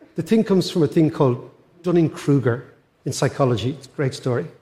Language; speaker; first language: English; native; English